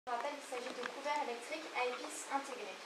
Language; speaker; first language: French; native; French